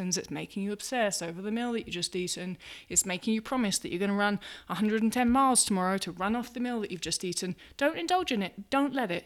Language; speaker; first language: English; native; English